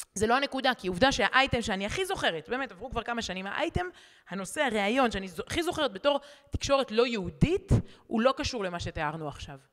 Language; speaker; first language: Hebrew; native; Hebrew